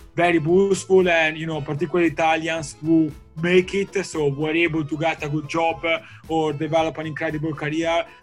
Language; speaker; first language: English; non-native, fluent; Italian